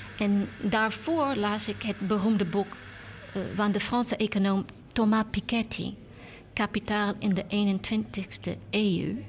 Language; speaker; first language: Dutch; non-native, learner; English